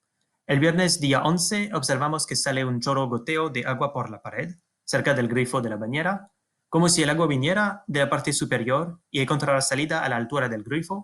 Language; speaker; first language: Spanish; non-native, fluent; French